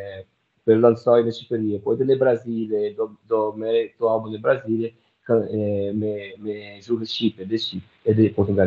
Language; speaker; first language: Albanian; non-native, learner; Portuguese